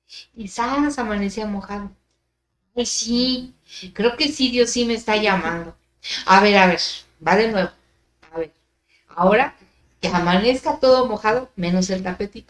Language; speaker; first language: Spanish; native; Spanish